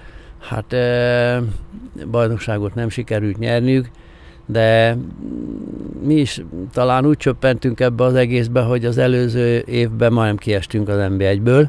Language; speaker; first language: Hungarian; native; Hungarian